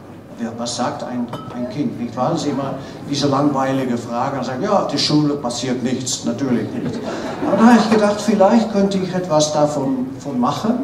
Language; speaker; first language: German; non-native, fluent; Dutch